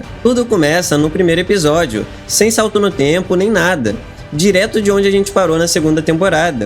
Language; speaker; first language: Portuguese; native; Portuguese